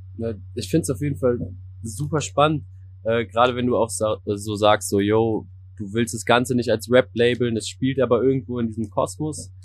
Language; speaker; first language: German; native; German